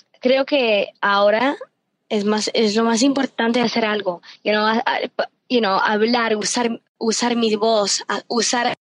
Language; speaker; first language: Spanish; early bilingual, heritage; Spanish